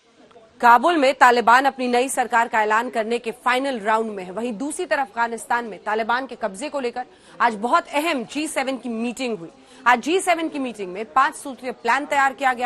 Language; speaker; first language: Hindi; native; Hindi